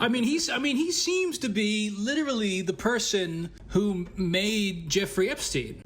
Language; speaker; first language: English; native; English